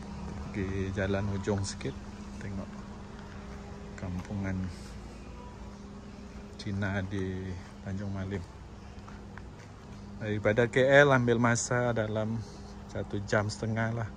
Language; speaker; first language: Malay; non-native, local second language; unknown